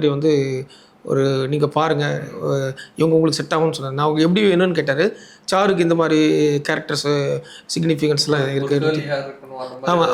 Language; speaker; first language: Tamil; native; Tamil